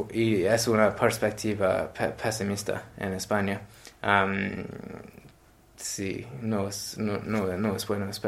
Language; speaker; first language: Spanish; non-native, learner; English